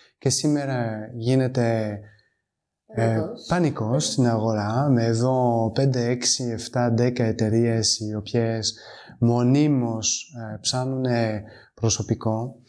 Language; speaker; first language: Greek; non-native, fluent; French